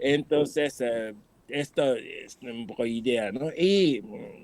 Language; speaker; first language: Spanish; non-native, fluent; Japanese